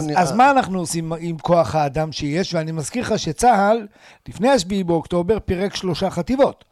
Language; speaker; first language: Hebrew; native; Hebrew